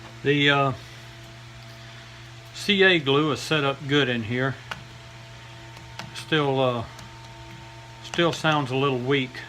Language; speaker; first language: English; native; English